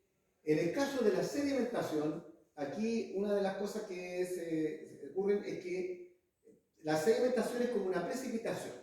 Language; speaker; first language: Spanish; native; Spanish